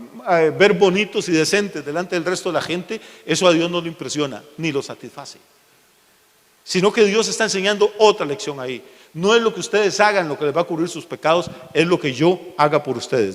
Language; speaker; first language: Spanish; native; Spanish